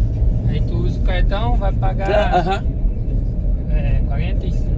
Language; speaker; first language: Portuguese; native; Portuguese